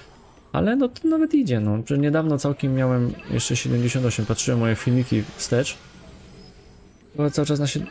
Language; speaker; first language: Polish; native; Polish